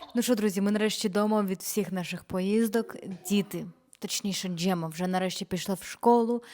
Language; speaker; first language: Ukrainian; non-native, local second language; Russian